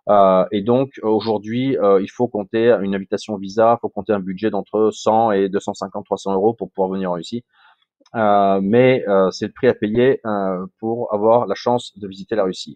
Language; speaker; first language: French; native; French